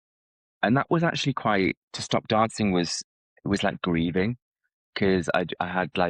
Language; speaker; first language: English; native; English